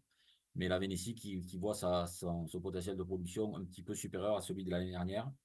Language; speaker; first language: French; native; French